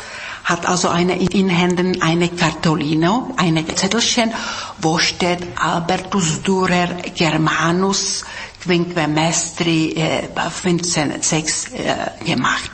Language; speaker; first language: German; non-native, fluent; Czech